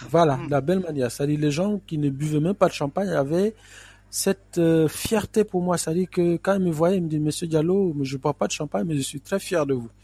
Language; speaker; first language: French; non-native, local second language; Fula